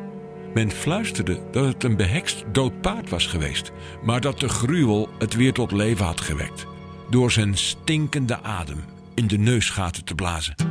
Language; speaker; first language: Dutch; native; Dutch